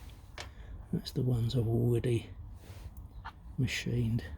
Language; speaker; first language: English; native; English